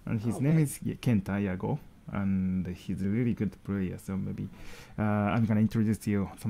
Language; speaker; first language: English; non-native, learner; Japanese